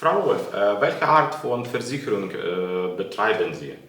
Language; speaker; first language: German; non-native, learner; Ukrainian